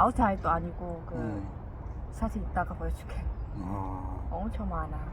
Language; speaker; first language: Korean; non-native, learner; Vietnamese